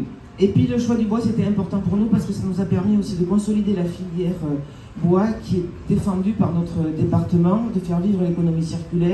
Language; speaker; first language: French; native; French